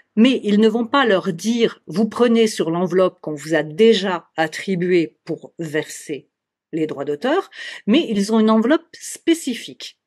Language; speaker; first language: French; native; French